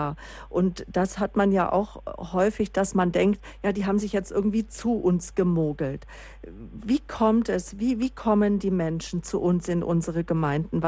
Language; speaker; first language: German; native; German